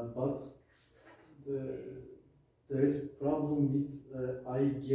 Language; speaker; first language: English; non-native, learner; Turkish